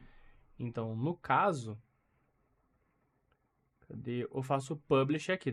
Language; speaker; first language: Portuguese; native; Portuguese